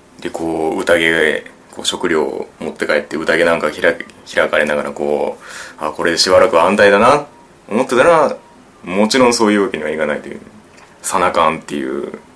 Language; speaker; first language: Japanese; native; Japanese